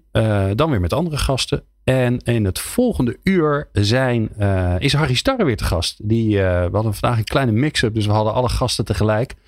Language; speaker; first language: Dutch; native; Dutch